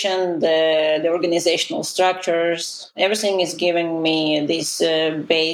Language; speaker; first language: English; non-native, fluent; Russian